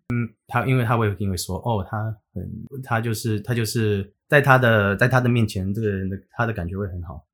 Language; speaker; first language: Chinese; early bilingual, heritage; English